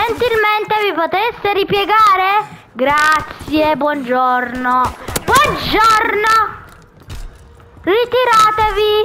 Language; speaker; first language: Italian; native; Italian